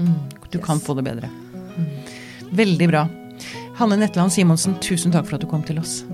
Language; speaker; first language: Norwegian; native; Norwegian